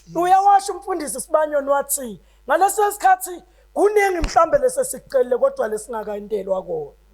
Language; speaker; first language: Zulu; non-native, local second language; Swati